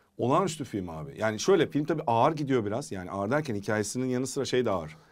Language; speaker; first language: Turkish; native; Turkish